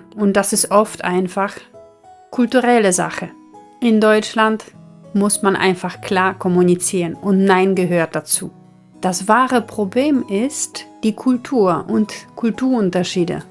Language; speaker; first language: German; non-native, fluent; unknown